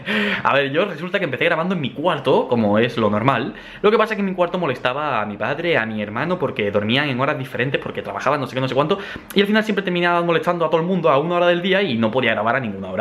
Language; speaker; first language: Spanish; native; Spanish